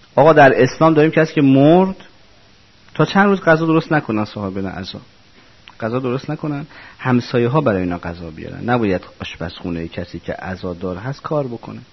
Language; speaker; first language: Persian; non-native, local second language; Azerbaijani